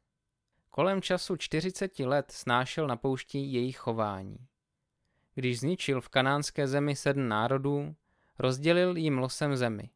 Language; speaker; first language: Czech; native; Czech